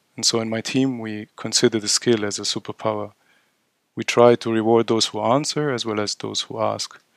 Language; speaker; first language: English; non-native, fluent; Arabic